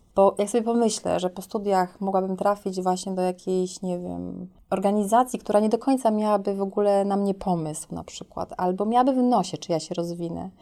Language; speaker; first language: Polish; native; Polish